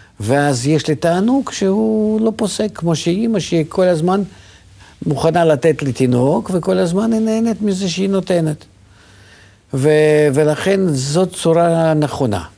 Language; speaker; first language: Hebrew; non-native, fluent; Russian